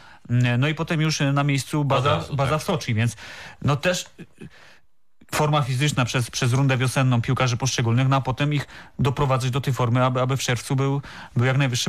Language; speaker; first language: Polish; native; Polish